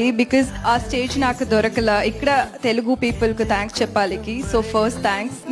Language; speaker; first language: Telugu; non-native, learner; Tamil